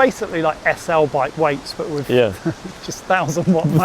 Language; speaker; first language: English; native; English